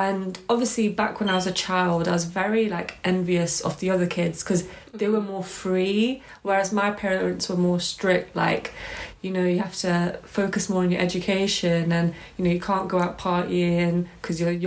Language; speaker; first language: English; native; English